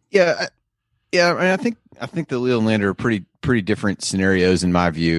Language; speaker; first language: English; native; English